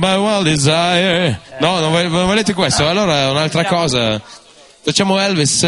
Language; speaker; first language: Italian; non-native, fluent; Russian